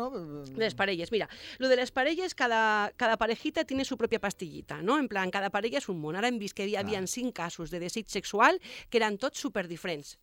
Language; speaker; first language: Catalan; non-native, local second language; Spanish